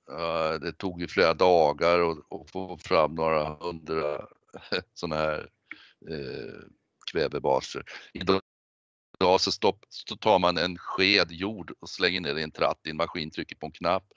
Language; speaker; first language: Swedish; native; Swedish